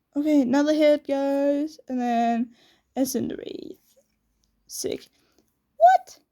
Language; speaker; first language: English; non-native, fluent; Danish